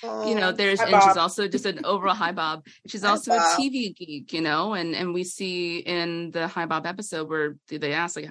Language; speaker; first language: English; native; English